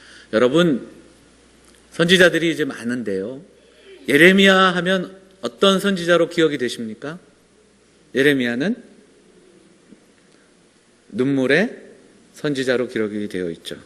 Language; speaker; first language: Korean; native; Korean